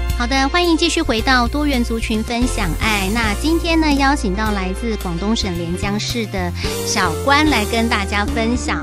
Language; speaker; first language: Chinese; native; Chinese